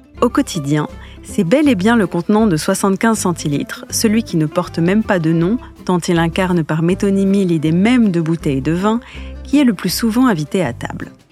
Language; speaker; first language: French; native; French